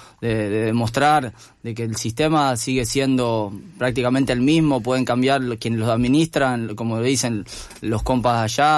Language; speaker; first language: Spanish; native; Spanish